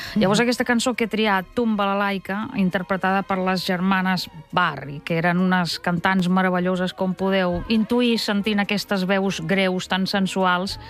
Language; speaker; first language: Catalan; non-native, fluent; Russian